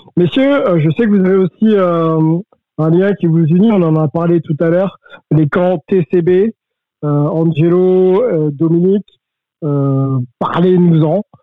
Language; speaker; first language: French; native; French